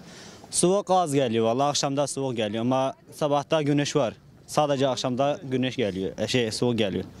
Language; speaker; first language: Turkish; non-native, learner; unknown